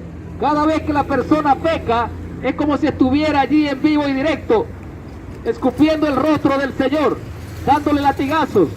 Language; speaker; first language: Spanish; native; Spanish